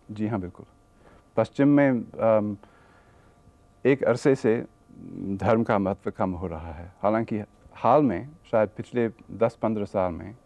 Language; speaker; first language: Hindi; non-native, fluent; English